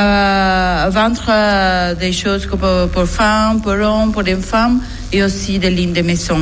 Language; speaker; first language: French; non-native, learner; Spanish